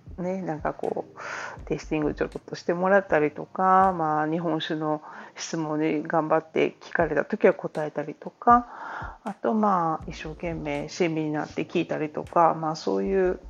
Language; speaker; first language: Japanese; native; Japanese